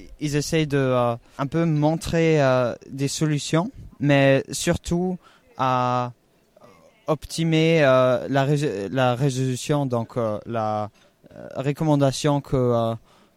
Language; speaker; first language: French; non-native, fluent; German